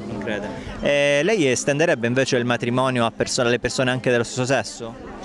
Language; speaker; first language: Italian; native; Italian